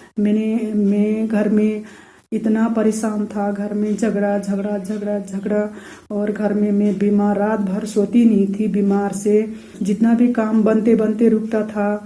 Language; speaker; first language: Hindi; non-native, local second language; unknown